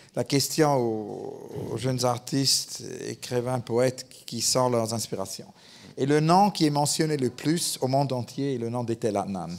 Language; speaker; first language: French; native; French